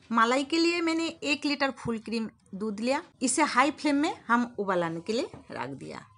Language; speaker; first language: Hindi; non-native, local second language; Bangla